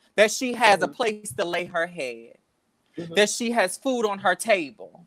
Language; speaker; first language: English; native; English